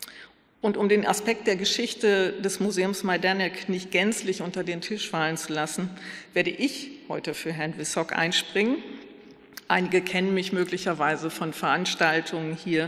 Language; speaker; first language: German; native; German